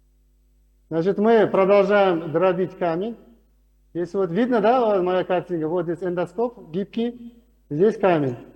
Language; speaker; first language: Russian; non-native, local second language; Uzbek